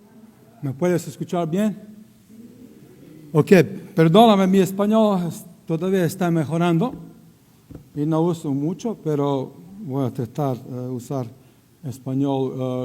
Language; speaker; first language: Spanish; non-native, learner; Croatian